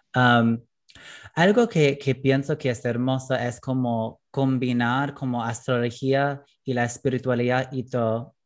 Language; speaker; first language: Spanish; non-native, fluent; English